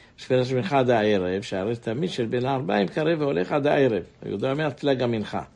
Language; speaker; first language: Hebrew; native; Hebrew